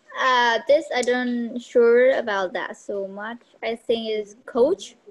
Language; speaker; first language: English; non-native, learner; Vietnamese